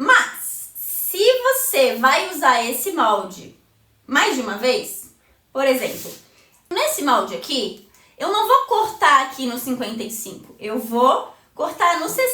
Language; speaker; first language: Portuguese; native; Portuguese